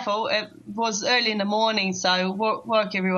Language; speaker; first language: English; non-native, fluent; Portuguese